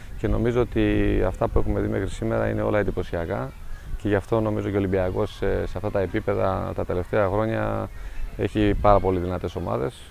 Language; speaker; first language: Greek; native; Greek